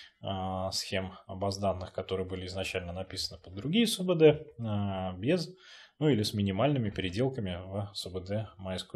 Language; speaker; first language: Russian; native; Russian